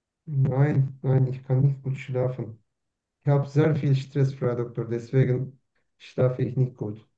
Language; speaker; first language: German; non-native, learner; Turkish